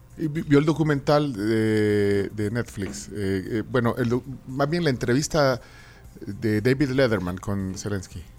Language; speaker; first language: Spanish; native; Spanish